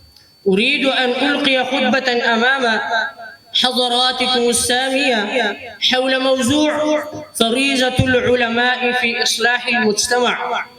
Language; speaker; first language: Arabic; non-native, learner; Urdu